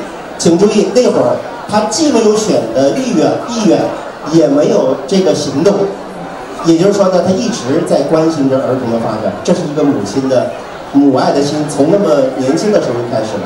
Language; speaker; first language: Chinese; native; Chinese